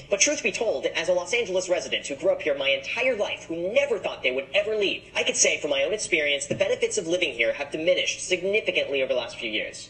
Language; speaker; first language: English; native; English